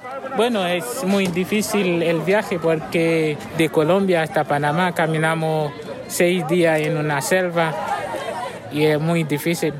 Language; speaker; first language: Spanish; non-native, learner; Haitian Creole